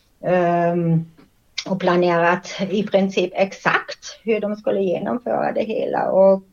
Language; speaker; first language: Swedish; non-native, fluent; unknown